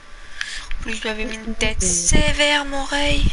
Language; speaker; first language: French; native; French